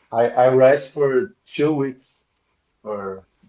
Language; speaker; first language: English; non-native, local second language; Portuguese